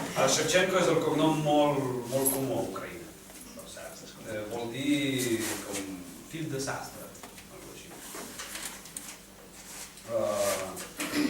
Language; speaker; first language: Catalan; non-native, fluent; Ukrainian